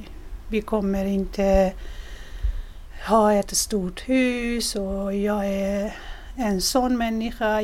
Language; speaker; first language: Swedish; non-native, fluent; Persian